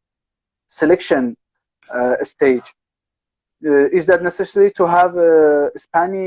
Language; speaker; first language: English; non-native, learner; Persian